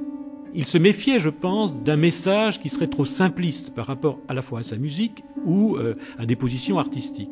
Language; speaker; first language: French; native; French